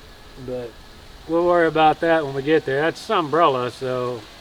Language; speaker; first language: English; native; English